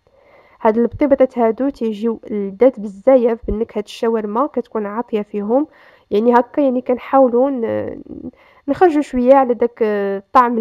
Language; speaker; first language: Arabic; native; Arabic